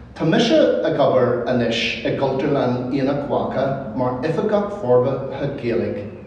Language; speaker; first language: Irish; non-native, local second language; English